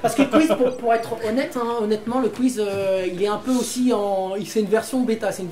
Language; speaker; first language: French; native; French